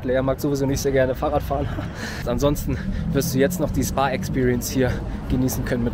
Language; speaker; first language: German; native; German